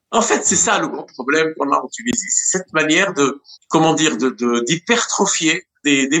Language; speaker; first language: French; non-native, local second language; Arabic